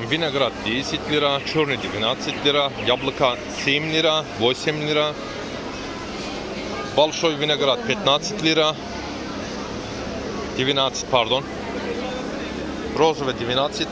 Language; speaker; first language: Russian; non-native, learner; Turkish